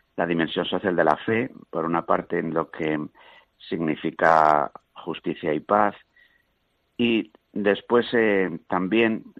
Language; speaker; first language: Spanish; native; Spanish